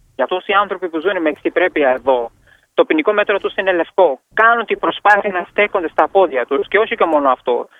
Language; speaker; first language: Greek; non-native, fluent; Kashmiri